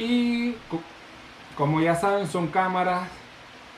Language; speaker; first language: Spanish; native; Spanish